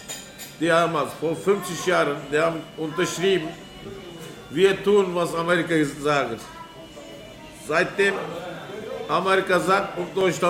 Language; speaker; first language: German; early bilingual, other home language; Turkish